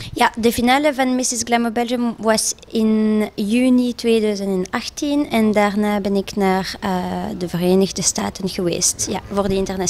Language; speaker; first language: Dutch; non-native, local second language; French